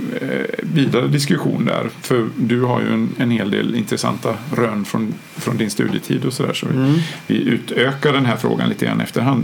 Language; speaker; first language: Swedish; native; Swedish